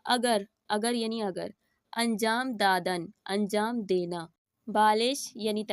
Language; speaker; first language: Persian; non-native, fluent; Urdu